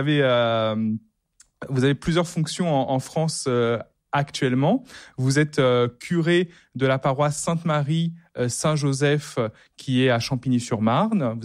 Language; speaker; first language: French; native; French